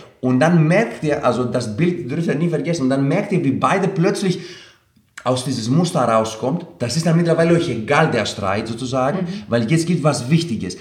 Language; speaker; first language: German; non-native, fluent; Greek